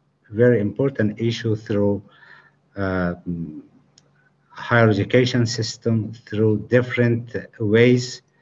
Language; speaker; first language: English; non-native, fluent; Persian